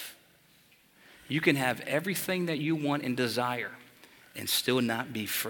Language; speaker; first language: English; native; English